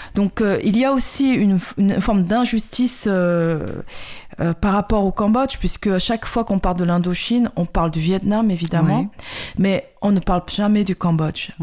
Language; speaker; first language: French; early bilingual, other home language; Khmer